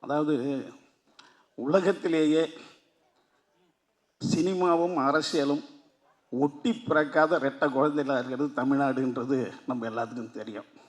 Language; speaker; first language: Tamil; native; Tamil